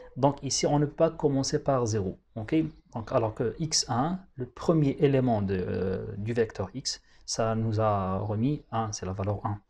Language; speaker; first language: French; non-native, local second language; Arabic